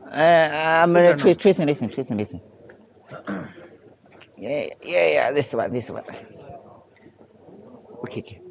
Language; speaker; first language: English; non-native, learner; Chinese